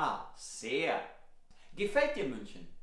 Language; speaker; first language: German; non-native, fluent; Italian